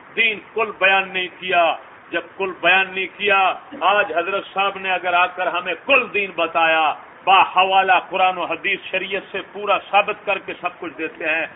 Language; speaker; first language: Urdu; non-native, local second language; Punjabi